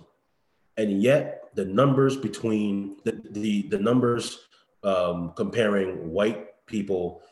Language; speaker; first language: English; native; English